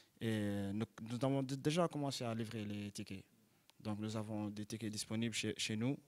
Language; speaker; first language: French; non-native, local second language; Wolof